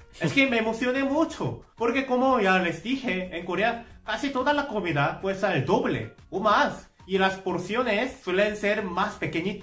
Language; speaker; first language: Spanish; non-native, fluent; Korean